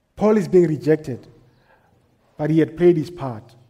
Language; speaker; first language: English; non-native, local second language; Northern Sotho